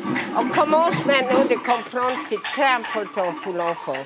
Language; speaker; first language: French; non-native, local second language; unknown